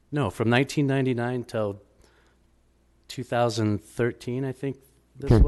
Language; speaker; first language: English; native; English